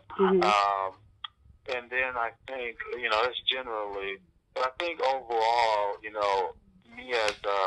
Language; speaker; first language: English; native; English